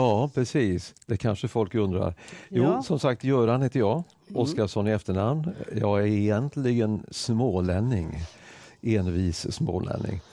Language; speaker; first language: Swedish; native; Swedish